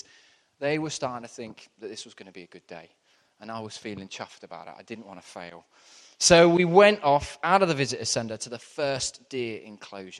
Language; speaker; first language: English; native; English